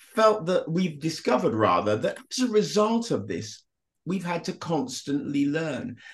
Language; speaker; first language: English; native; English